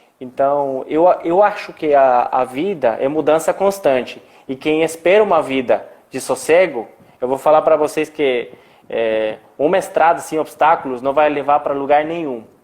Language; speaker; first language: Portuguese; non-native, fluent; Spanish